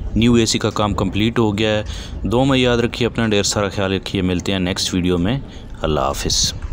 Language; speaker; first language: Urdu; non-native, local second language; Punjabi